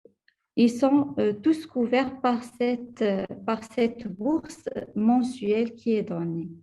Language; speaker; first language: French; non-native, local second language; Arabic